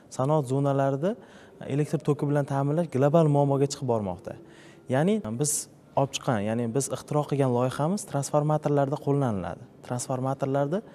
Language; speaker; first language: Uzbek; native; Uzbek